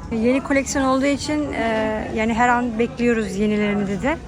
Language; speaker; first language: Turkish; early bilingual, heritage; Turkish